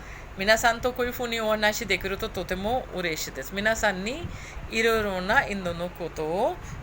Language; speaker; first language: Japanese; non-native, fluent; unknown